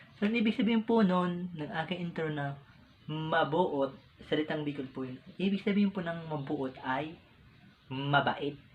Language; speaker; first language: Filipino; non-native, local second language; Bikol